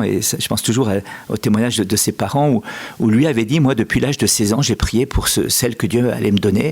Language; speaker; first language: French; native; French